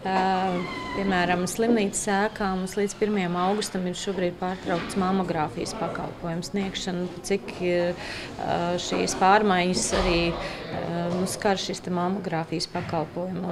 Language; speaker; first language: Latvian; native; Latvian